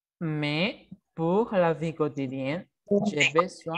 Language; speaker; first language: French; non-native, fluent; Spanish